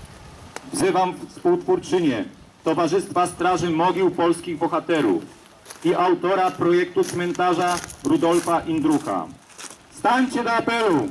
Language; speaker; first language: Polish; native; Polish